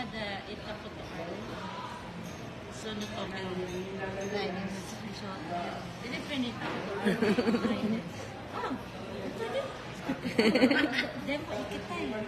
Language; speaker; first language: Japanese; non-native, learner; Vietnamese